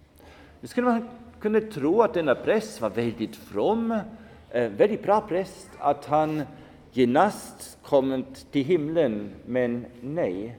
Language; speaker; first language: Swedish; non-native, fluent; German